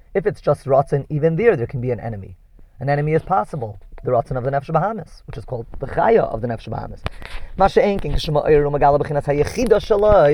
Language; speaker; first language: English; native; English